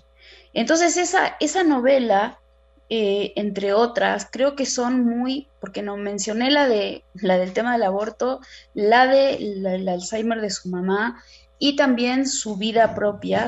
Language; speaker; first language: Spanish; native; Spanish